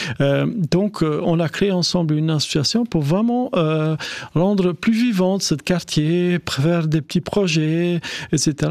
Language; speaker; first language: French; non-native, fluent; Albanian